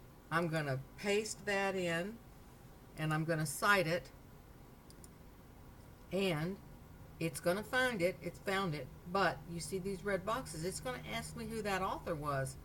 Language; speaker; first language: English; native; English